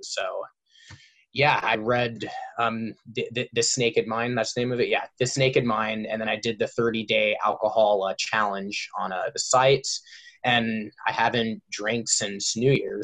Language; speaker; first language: English; native; English